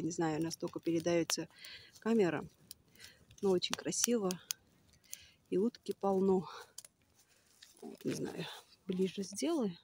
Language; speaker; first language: Russian; non-native, learner; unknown